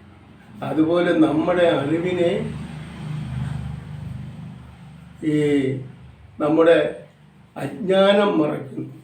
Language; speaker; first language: Malayalam; native; Malayalam